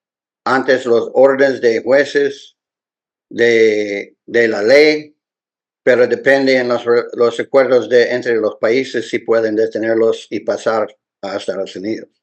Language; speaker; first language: Spanish; non-native, learner; English